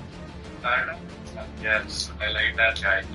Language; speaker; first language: English; non-native, fluent; Khasi